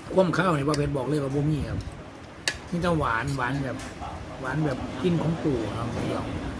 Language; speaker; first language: Thai; native; Thai